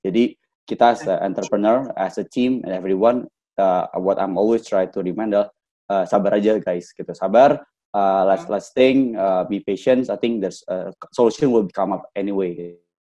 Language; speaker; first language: English; non-native, fluent; Indonesian